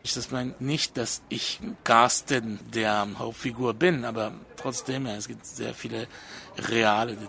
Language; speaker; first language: German; non-native, fluent; French